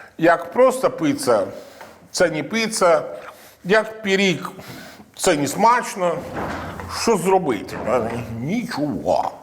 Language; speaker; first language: Ukrainian; non-native, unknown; Italian